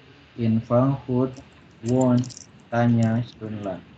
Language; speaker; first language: German; non-native, learner; Indonesian